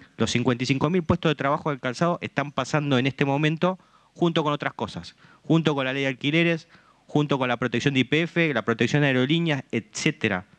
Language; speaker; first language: Spanish; native; Spanish